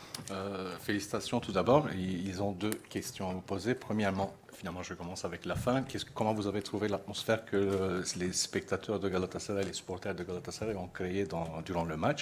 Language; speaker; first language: French; non-native, fluent; Turkish